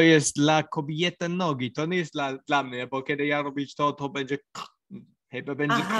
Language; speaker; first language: Polish; non-native, learner; English